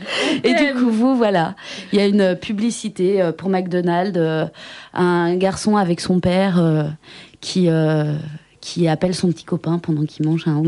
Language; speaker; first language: French; native; French